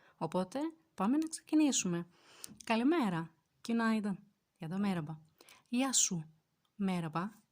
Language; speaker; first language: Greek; non-native, fluent; Turkish